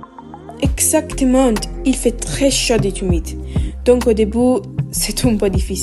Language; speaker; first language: French; non-native, learner; Italian